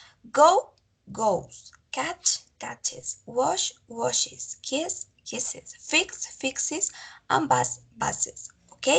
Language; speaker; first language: English; non-native, learner; Spanish